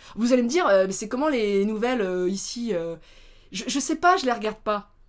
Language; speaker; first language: French; native; French